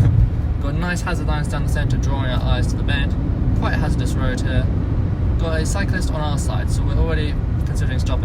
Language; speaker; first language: English; native; English